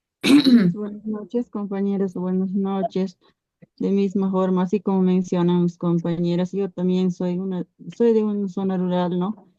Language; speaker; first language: Spanish; non-native, local second language; Quechua